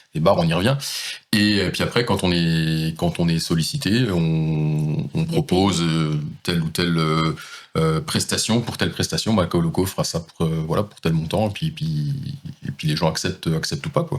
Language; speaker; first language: French; native; French